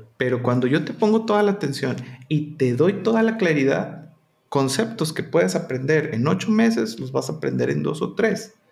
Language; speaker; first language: Spanish; native; Spanish